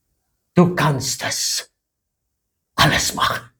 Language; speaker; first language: German; non-native, fluent; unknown